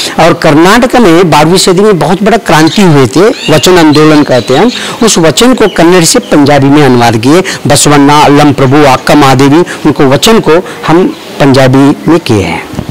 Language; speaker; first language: Hindi; non-native, local second language; Kannada